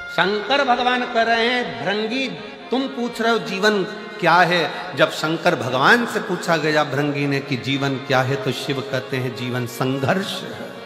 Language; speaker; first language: Hindi; native; Hindi